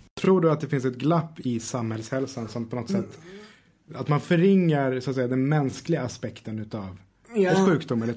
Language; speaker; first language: Swedish; native; Swedish